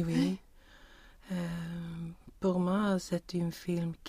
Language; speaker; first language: French; non-native, learner; Swedish